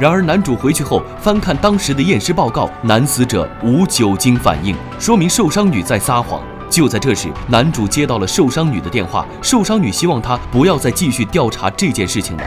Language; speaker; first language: Chinese; native; Chinese